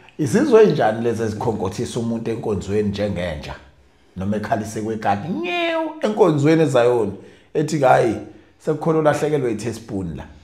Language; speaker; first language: Zulu; native; Zulu